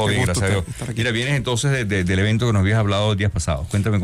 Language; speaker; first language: Spanish; native; Spanish